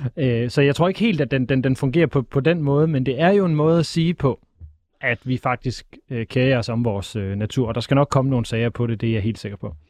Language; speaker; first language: Danish; native; Danish